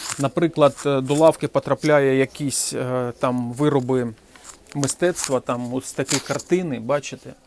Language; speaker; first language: Ukrainian; non-native, local second language; Russian